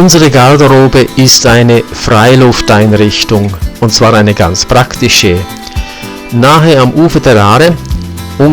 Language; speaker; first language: German; native; German